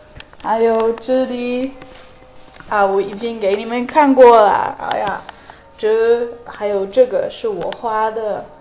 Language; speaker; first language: Chinese; non-native, fluent; Dutch